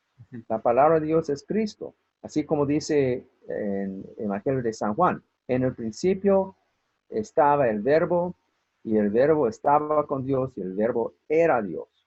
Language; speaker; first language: Spanish; non-native, fluent; English